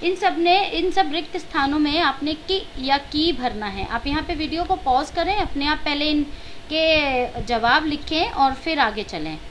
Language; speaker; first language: Hindi; native; Hindi